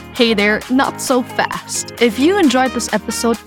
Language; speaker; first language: English; non-native, fluent; German